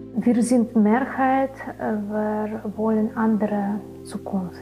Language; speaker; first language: German; non-native, learner; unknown